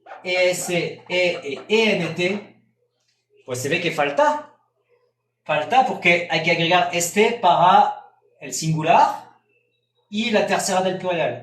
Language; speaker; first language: Spanish; non-native, fluent; French